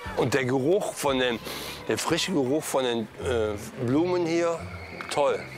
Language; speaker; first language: German; native; German